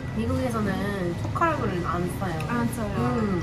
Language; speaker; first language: Korean; non-native, fluent; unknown